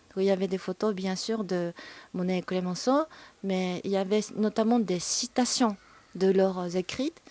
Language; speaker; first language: French; non-native, fluent; Japanese